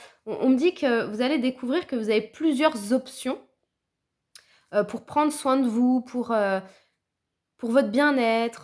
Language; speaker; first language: French; native; French